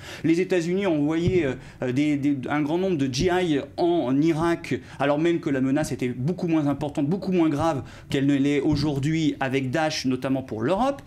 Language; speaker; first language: French; native; French